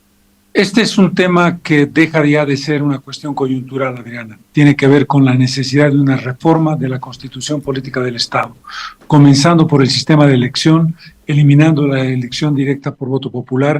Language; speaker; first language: Spanish; native; Spanish